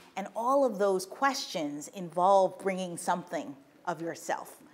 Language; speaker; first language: English; native; English